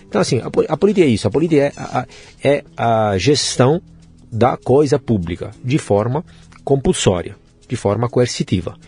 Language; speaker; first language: Portuguese; non-native, fluent; Italian